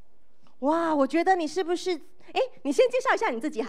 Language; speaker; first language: Chinese; native; Chinese